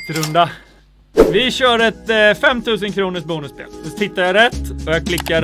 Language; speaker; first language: Swedish; native; Swedish